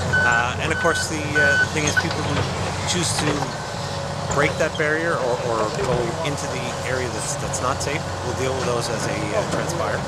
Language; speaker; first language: English; native; English